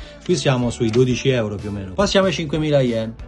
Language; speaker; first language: Italian; native; Italian